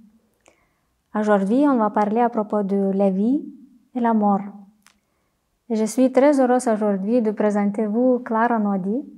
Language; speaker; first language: French; non-native, fluent; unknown